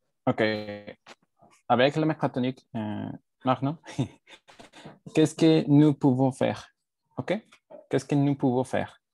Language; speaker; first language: French; non-native, learner; Spanish